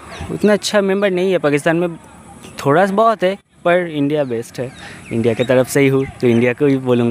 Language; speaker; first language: Hindi; non-native, local second language; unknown